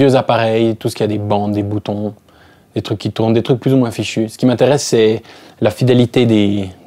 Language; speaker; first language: French; native; French